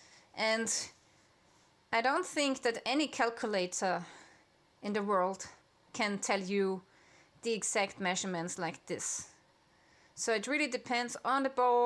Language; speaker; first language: English; non-native, fluent; German